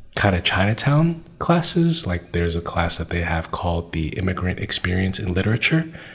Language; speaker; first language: English; native; English